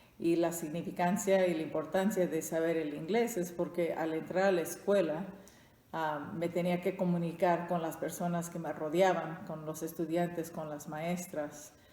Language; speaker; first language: Spanish; early bilingual, heritage; Spanish